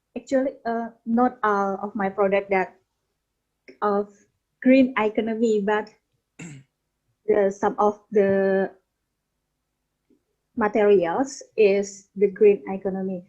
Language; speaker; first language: English; non-native, learner; Indonesian